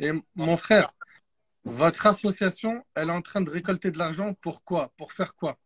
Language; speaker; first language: French; native; French